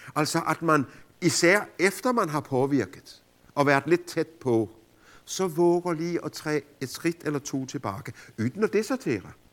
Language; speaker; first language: Danish; native; Danish